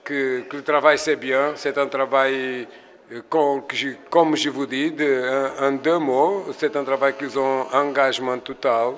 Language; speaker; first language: French; non-native, fluent; Portuguese